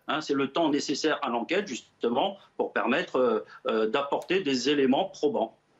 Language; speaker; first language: French; native; French